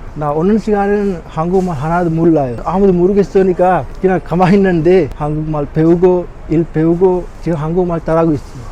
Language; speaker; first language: Korean; non-native, learner; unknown